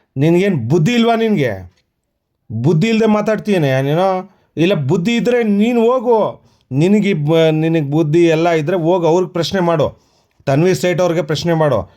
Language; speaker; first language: Kannada; non-native, local second language; Urdu